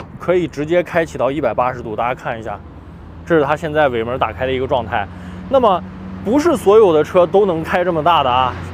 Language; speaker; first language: Chinese; native; Chinese